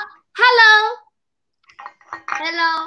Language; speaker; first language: English; non-native, learner; Turkish